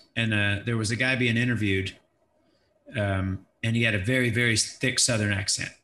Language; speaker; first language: English; native; English